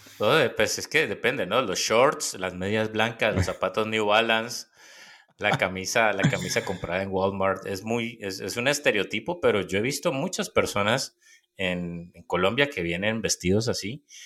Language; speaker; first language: Spanish; native; Spanish